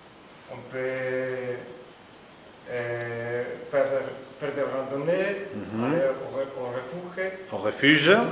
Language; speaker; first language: French; non-native, learner; Spanish